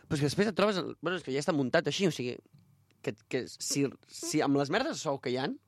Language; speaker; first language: Catalan; native; Catalan